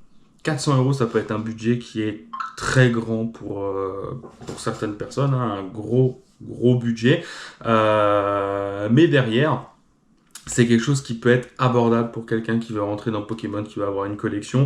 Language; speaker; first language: French; native; French